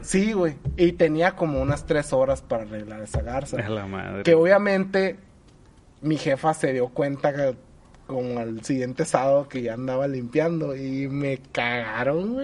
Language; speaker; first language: Spanish; native; Spanish